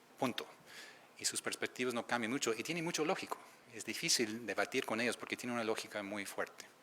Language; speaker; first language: Spanish; non-native, fluent; English